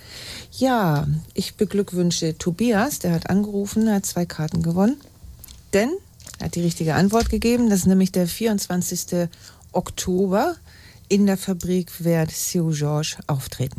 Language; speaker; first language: German; native; German